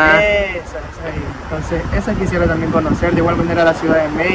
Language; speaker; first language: Spanish; native; Spanish